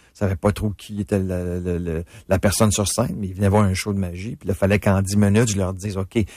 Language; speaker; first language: French; native; French